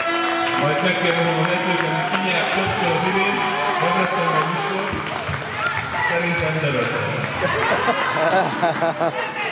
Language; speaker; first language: Hungarian; native; Hungarian